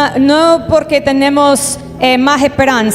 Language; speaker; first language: Spanish; native; Spanish